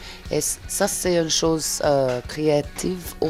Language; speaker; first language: French; non-native, fluent; English